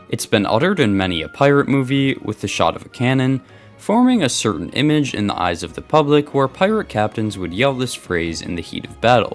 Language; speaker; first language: English; native; English